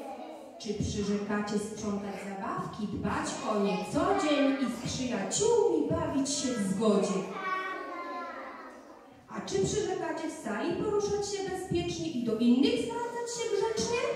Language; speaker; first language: Polish; native; Polish